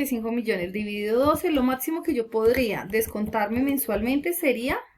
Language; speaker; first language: Spanish; native; Spanish